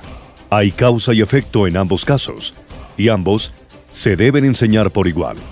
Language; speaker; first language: Spanish; native; Spanish